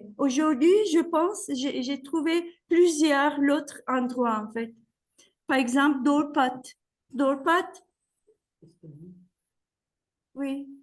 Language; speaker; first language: French; non-native, fluent; Turkish